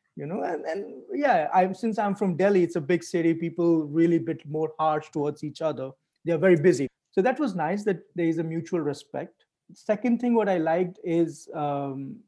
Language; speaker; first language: English; non-native, local second language; Hindi